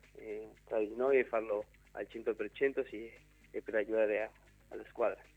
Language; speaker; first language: Italian; non-native, learner; Spanish